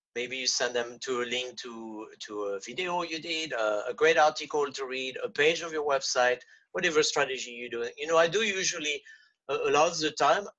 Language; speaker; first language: English; non-native, fluent; French